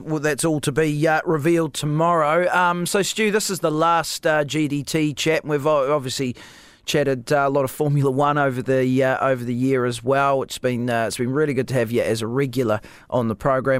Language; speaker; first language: English; native; English